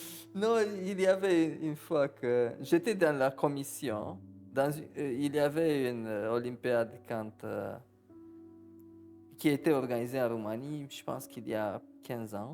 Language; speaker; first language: French; non-native, fluent; Romanian